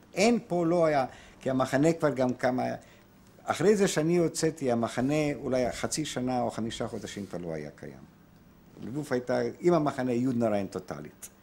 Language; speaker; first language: Hebrew; non-native, fluent; Polish